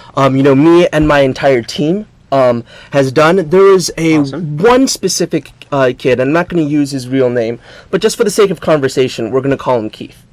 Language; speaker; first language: English; native; English